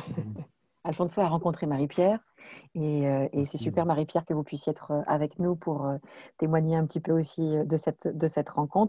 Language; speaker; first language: French; native; French